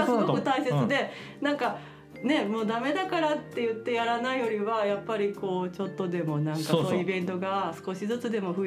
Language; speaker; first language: Japanese; native; Japanese